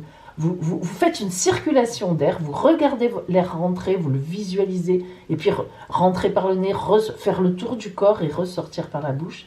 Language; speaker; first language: French; native; French